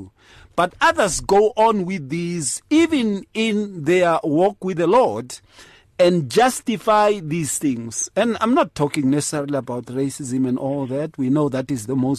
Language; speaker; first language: English; non-native, local second language; Northern Sotho